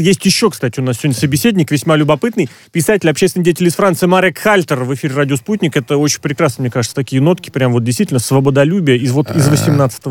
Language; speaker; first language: Russian; native; Russian